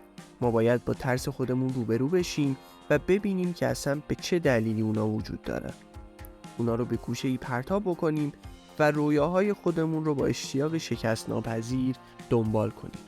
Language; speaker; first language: Persian; native; Persian